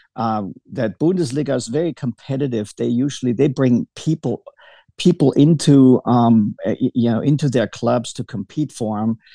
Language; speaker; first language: English; early bilingual, other home language; German